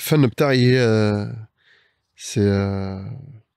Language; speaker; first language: Arabic; early bilingual, other home language; French